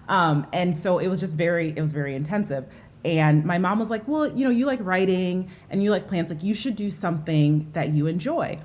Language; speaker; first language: English; early bilingual, other home language; Yoruba